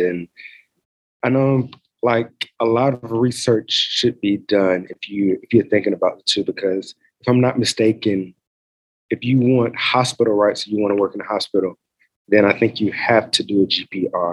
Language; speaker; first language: English; native; English